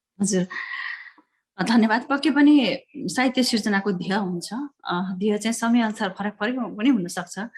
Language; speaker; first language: Nepali; native; Nepali